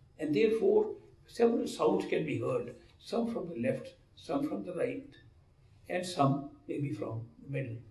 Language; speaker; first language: English; non-native, local second language; Hindi